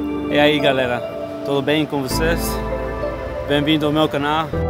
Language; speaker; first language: Portuguese; non-native, learner; English